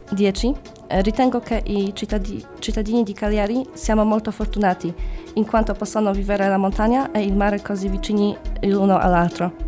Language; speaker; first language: Italian; non-native, learner; Polish